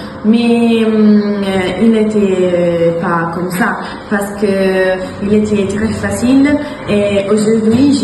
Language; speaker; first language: French; non-native, learner; Italian